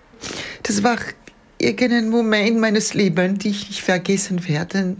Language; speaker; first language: German; non-native, fluent; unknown